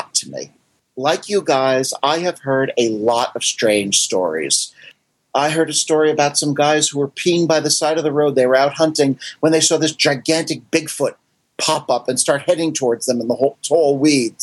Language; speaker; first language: English; native; English